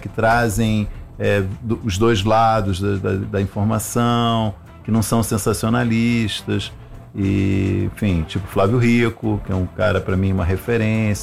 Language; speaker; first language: Portuguese; native; Portuguese